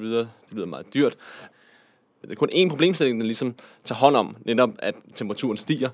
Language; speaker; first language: Danish; native; Danish